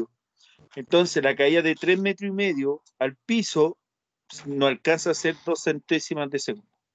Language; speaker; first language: Spanish; native; Spanish